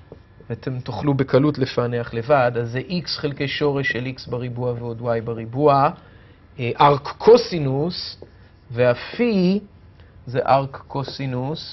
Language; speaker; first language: Hebrew; native; Hebrew